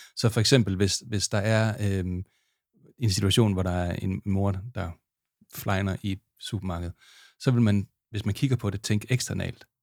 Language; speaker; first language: Danish; native; Danish